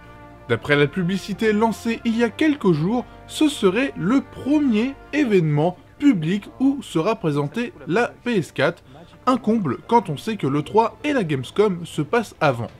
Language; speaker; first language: French; native; French